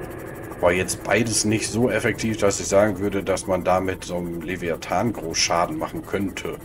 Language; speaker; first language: German; native; German